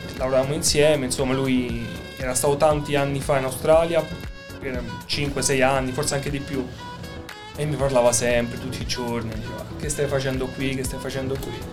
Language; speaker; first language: Italian; native; Italian